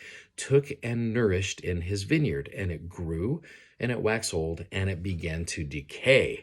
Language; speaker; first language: English; native; English